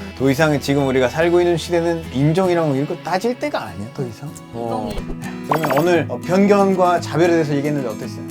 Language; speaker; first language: Korean; non-native, fluent; Spanish